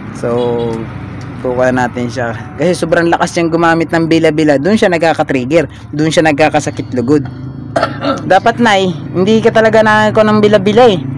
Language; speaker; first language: Filipino; non-native, local second language; Cebuano